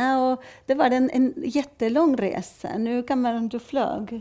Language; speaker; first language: Swedish; non-native, fluent; Spanish